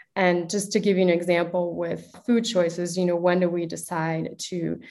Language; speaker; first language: English; native; English